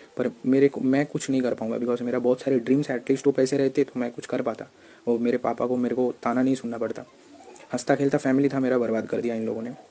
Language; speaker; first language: Hindi; non-native, local second language; Bangla